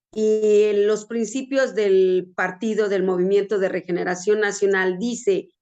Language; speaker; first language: Spanish; native; Spanish